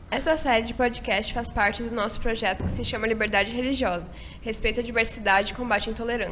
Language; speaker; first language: Portuguese; native; Portuguese